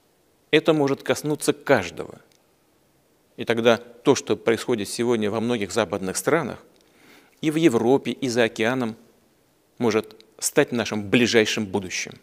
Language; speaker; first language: Russian; native; Russian